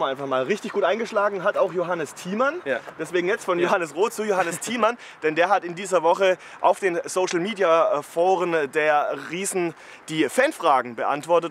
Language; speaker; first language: German; native; German